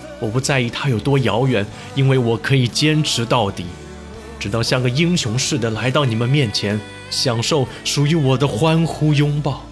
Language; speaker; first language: Chinese; native; Chinese